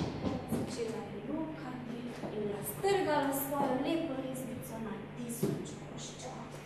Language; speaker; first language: Slovenian; native; Slovenian